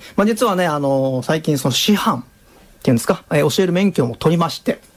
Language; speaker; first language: Japanese; native; Japanese